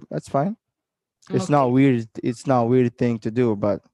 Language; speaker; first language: English; non-native, fluent; Arabic